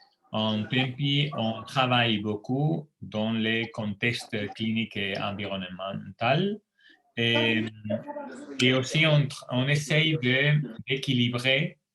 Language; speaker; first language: French; non-native, fluent; Spanish